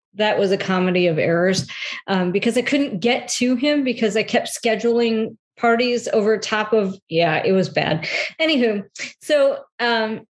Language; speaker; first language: English; native; English